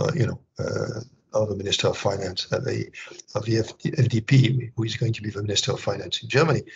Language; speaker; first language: English; non-native, fluent; French